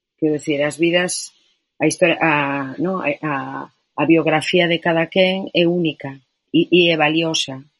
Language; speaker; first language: Galician; non-native, local second language; Spanish